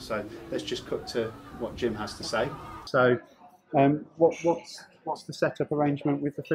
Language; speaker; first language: English; native; English